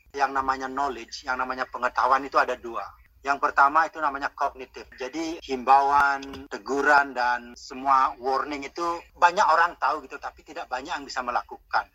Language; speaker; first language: Indonesian; non-native, local second language; Balinese